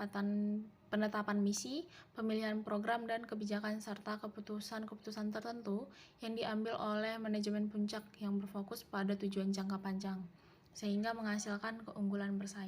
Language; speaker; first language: Indonesian; native; Indonesian